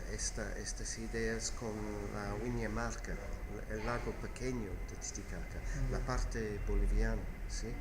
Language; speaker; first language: Spanish; non-native, fluent; English